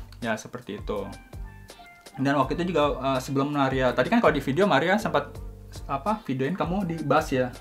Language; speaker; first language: Indonesian; native; Indonesian